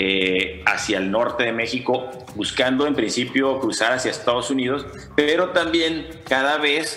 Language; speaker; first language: Spanish; native; Spanish